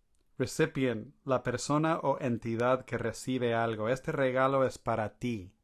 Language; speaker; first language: Spanish; non-native, fluent; English